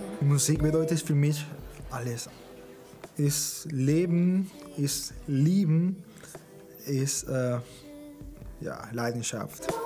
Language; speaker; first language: German; non-native, learner; Spanish